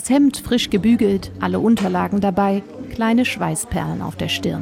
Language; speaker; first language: German; native; German